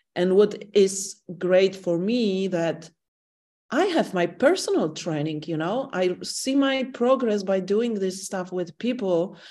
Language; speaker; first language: English; non-native, fluent; Polish